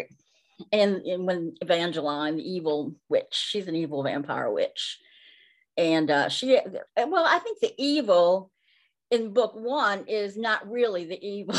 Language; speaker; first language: English; native; English